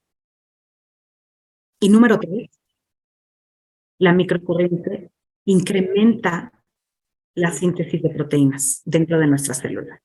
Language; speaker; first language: Spanish; non-native, fluent; English